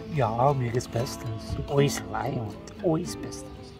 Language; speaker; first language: German; non-native, learner; Persian